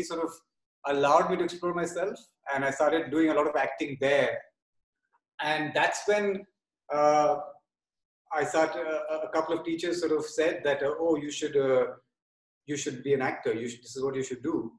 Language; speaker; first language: English; non-native, local second language; Bangla